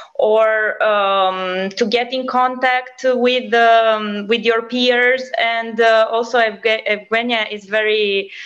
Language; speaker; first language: English; non-native, fluent; Romanian